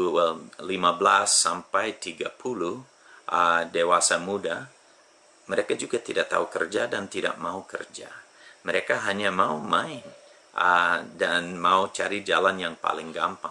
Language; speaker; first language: Indonesian; non-native, fluent; English